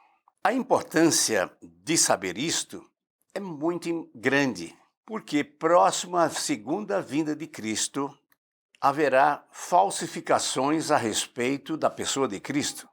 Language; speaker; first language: Portuguese; native; Portuguese